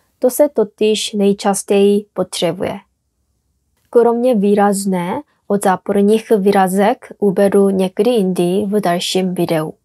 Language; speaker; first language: Czech; non-native, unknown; Korean